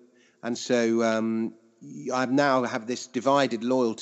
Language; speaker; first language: English; native; English